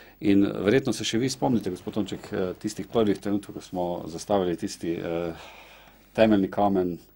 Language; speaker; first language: Slovenian; native; Slovenian